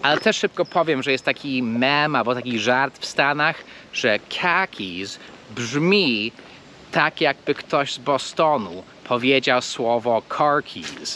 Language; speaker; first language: Polish; non-native, fluent; English